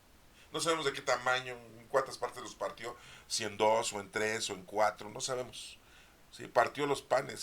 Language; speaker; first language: Spanish; native; Spanish